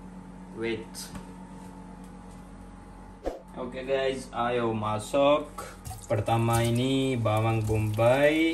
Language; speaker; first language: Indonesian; non-native, learner; Urdu